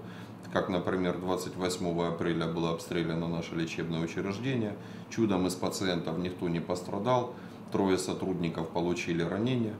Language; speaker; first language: Russian; native; Russian